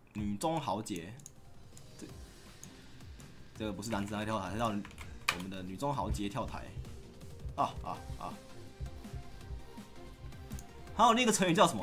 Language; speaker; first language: Chinese; native; Chinese